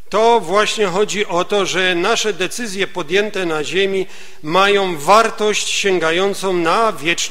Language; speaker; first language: Polish; native; Polish